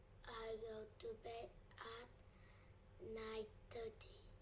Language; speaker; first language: English; non-native, learner; Vietnamese